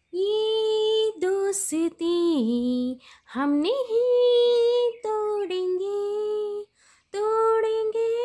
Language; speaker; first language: Hindi; non-native, local second language; Odia